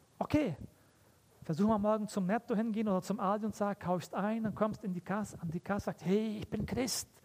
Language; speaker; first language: German; early bilingual, heritage; German